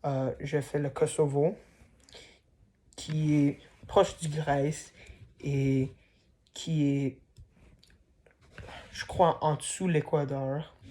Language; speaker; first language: French; non-native, learner; English